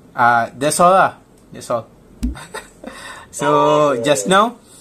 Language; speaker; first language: English; non-native, local second language; Malay